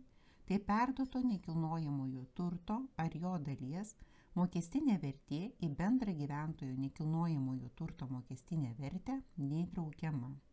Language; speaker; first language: Lithuanian; native; Lithuanian